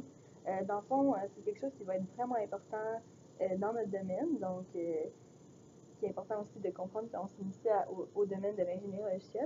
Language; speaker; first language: French; native; French